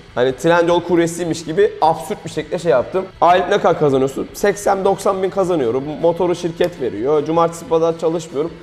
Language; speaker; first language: Turkish; native; Turkish